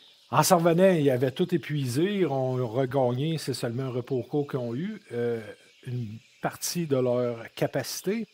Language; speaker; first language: French; native; French